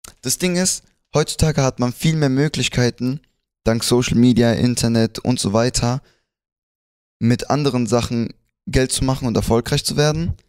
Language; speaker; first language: German; early bilingual, other home language; Spanish